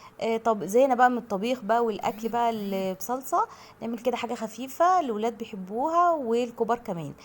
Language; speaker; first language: Arabic; native; Arabic